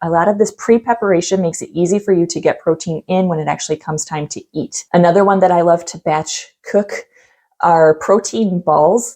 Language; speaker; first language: English; native; English